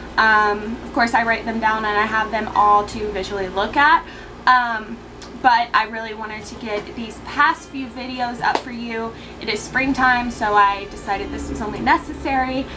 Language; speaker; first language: English; native; English